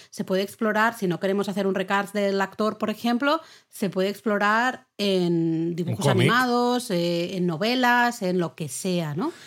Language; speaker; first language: Spanish; native; Spanish